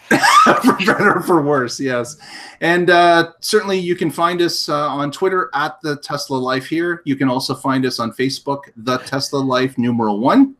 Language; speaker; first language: English; native; English